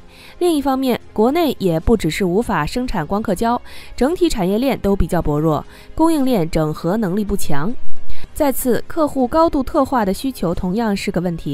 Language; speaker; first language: Chinese; native; Chinese